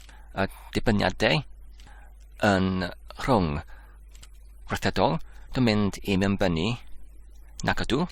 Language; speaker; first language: Welsh; non-native, learner; English